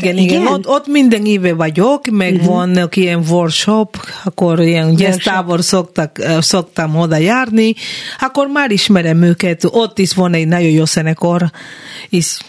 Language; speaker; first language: Hungarian; non-native, learner; Spanish